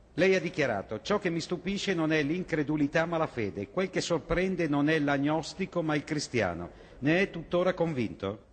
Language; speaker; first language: Italian; native; Italian